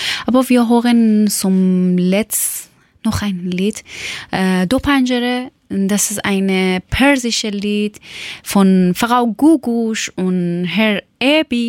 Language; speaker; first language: German; non-native, learner; Persian